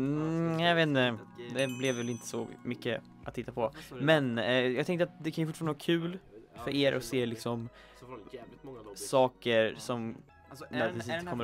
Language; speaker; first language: Swedish; native; Swedish